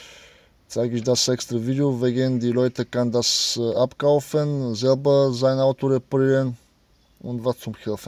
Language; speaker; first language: German; non-native, learner; Bulgarian